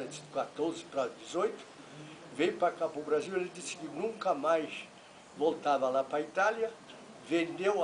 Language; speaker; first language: Portuguese; non-native, fluent; Italian